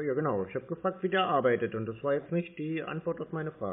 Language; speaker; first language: German; native; German